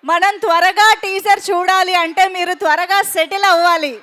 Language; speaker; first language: Telugu; native; Telugu